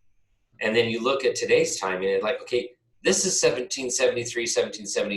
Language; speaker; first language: English; native; English